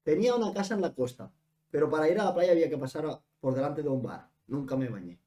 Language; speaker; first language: Spanish; non-native, local second language; Catalan